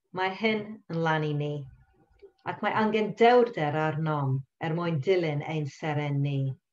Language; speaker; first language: Welsh; non-native, local second language; English